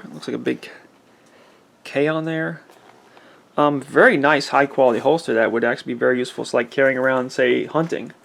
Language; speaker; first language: English; native; English